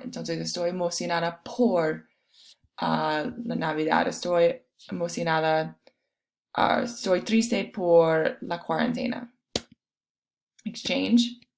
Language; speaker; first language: Spanish; non-native, fluent; English